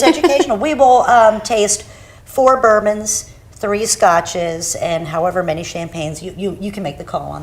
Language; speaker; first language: English; native; English